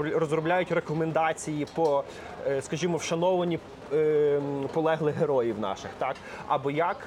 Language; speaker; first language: Ukrainian; native; Ukrainian